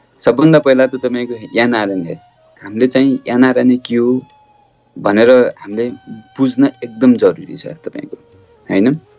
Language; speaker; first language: Nepali; native; Nepali